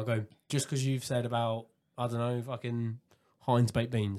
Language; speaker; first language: English; native; English